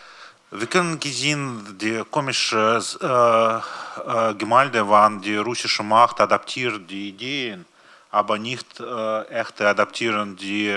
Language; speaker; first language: German; non-native, learner; Russian